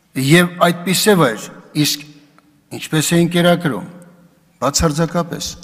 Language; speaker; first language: Armenian; native; Armenian